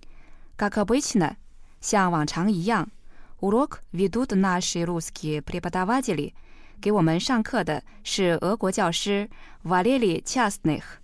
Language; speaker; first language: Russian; non-native, fluent; Chinese